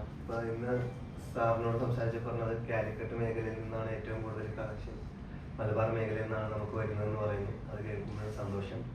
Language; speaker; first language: Malayalam; native; Malayalam